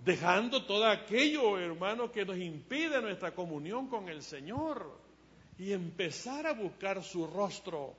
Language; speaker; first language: Spanish; native; Spanish